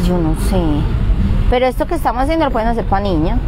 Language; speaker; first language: Spanish; native; Spanish